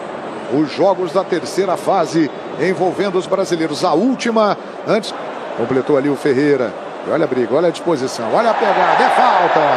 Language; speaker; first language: Portuguese; native; Portuguese